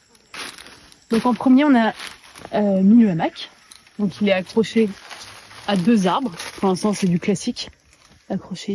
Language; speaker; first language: French; native; French